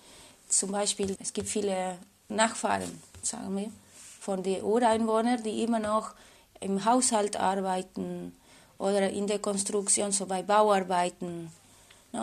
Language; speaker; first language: German; non-native, fluent; Spanish